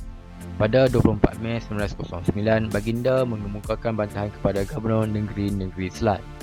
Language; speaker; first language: Malay; native; Malay